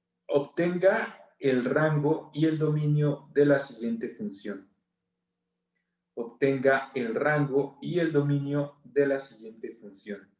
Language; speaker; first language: Spanish; native; Spanish